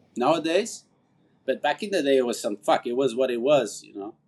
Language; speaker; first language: English; non-native, fluent; Portuguese